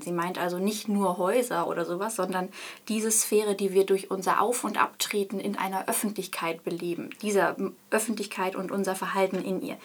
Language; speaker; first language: German; native; German